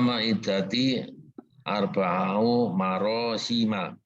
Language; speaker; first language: Arabic; non-native, learner; Indonesian